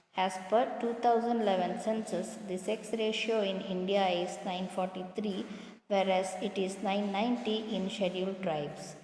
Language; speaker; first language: English; non-native, local second language; Kannada